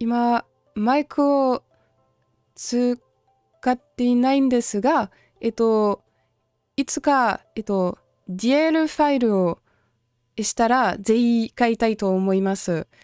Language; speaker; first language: Japanese; non-native, learner; French